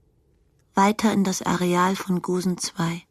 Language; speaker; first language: German; native; German